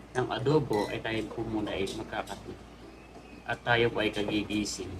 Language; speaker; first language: Filipino; native; Filipino